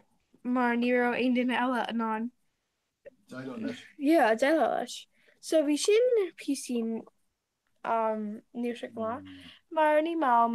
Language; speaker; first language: Irish; non-native, learner; English